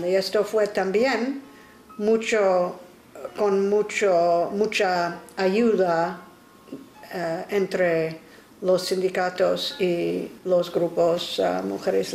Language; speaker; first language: Spanish; non-native, fluent; English